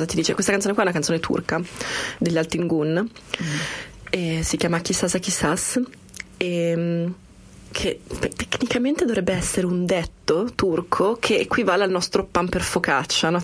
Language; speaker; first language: Italian; native; Italian